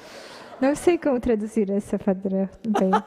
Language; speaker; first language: Portuguese; non-native, fluent; Polish